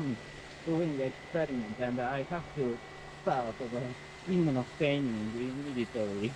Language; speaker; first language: English; non-native, learner; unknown